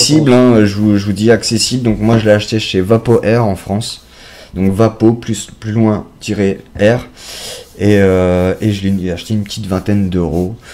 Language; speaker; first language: French; native; French